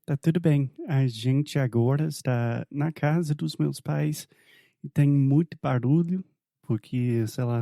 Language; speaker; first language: Portuguese; non-native, fluent; English